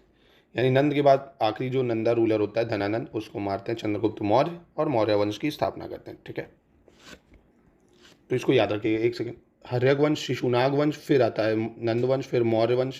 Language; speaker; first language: Hindi; native; Hindi